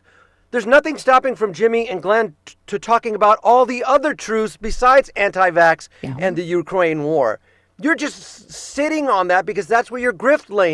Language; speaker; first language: English; native; English